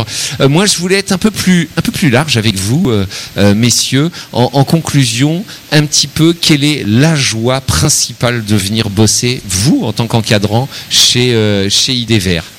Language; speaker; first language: French; native; French